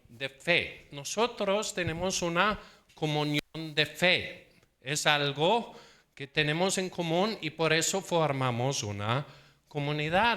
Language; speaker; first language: Spanish; non-native, fluent; Danish